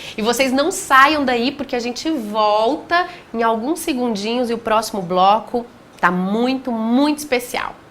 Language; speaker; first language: Portuguese; native; Portuguese